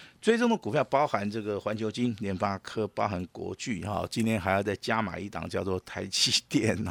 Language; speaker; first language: Chinese; native; Chinese